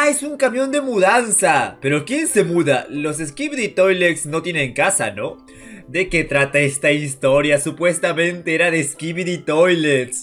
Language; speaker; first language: Spanish; native; Spanish